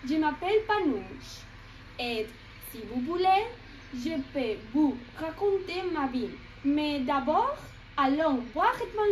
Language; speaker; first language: French; non-native, learner; Spanish